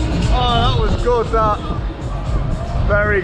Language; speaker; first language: English; native; English